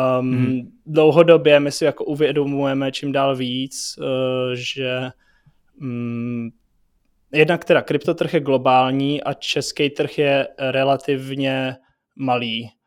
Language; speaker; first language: Czech; native; Czech